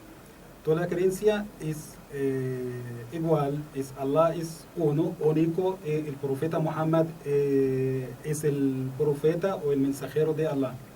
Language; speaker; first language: Spanish; non-native, learner; Arabic